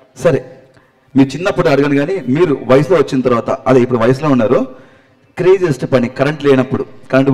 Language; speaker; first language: Telugu; native; Telugu